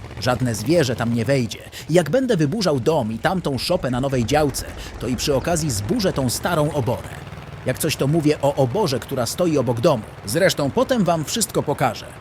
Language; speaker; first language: Polish; native; Polish